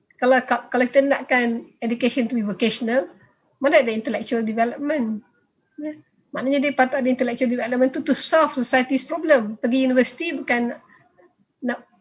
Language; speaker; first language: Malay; native; Malay